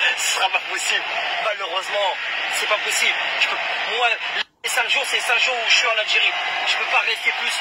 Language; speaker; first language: French; early bilingual, other home language; Arabic